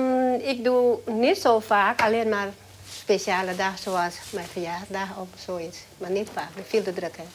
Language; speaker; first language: Dutch; non-native, learner; Thai